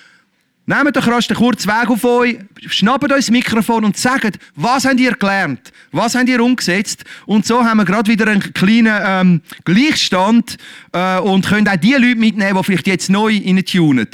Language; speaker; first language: German; native; German